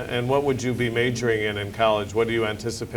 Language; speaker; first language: English; native; English